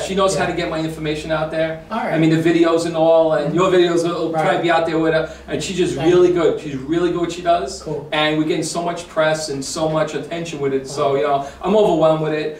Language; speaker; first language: English; native; English